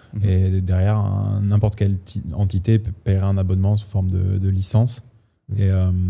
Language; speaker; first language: French; native; French